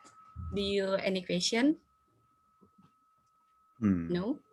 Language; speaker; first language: English; non-native, learner; Indonesian